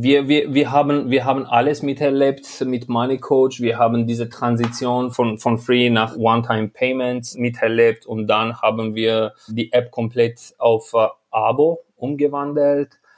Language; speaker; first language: German; non-native, fluent; Albanian